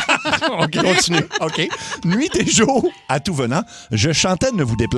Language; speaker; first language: French; native; French